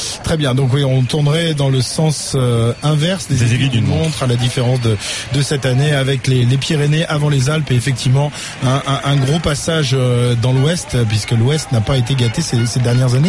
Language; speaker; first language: French; native; French